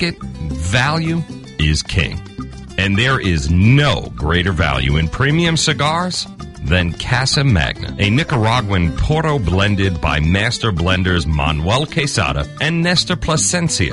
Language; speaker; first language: English; native; English